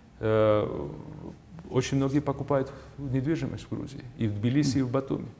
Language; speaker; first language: Russian; non-native, local second language; Georgian